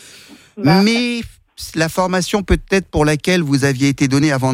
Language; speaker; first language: French; native; French